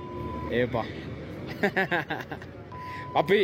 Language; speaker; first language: Spanish; native; Spanish